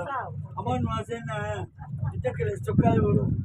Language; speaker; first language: Spanish; native; Spanish